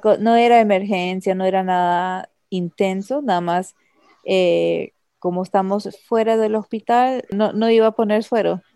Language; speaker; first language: Spanish; early bilingual, heritage; Spanish